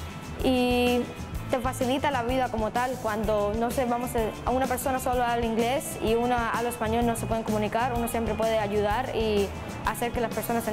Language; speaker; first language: Spanish; early bilingual, heritage; Spanish